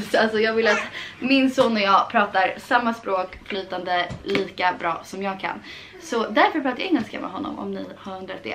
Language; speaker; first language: Swedish; early bilingual, heritage; Swedish